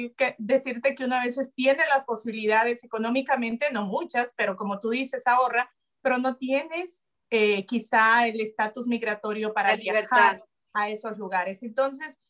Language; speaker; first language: Spanish; native; Spanish